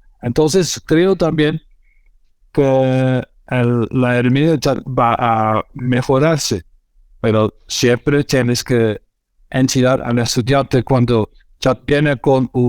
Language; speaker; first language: Spanish; non-native, fluent; Dutch